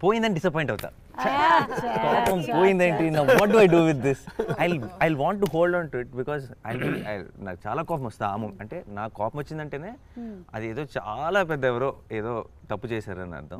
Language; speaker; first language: Telugu; native; Telugu